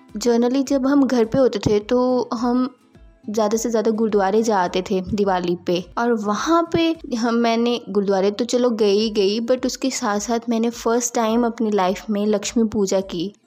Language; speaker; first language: Hindi; native; Hindi